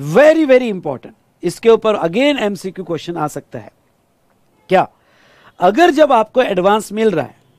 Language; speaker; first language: Hindi; non-native, local second language; Marathi